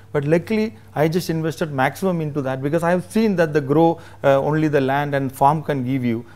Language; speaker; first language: English; non-native, local second language; Malayalam